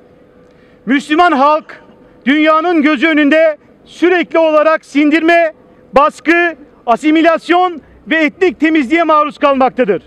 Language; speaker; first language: Turkish; native; Turkish